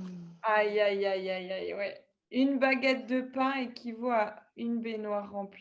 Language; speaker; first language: French; native; French